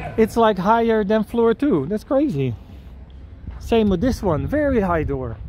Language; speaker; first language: English; non-native, fluent; Dutch